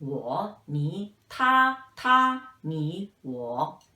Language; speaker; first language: Chinese; non-native, fluent; English